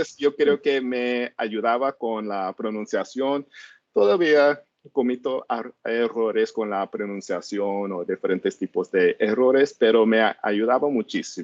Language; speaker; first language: Spanish; non-native, learner; English